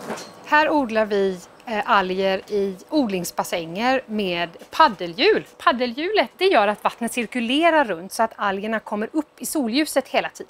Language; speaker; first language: Swedish; native; Swedish